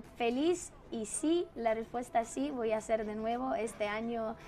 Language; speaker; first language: Spanish; non-native, fluent; Romanian